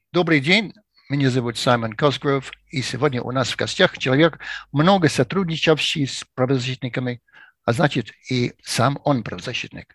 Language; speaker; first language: Russian; non-native, fluent; English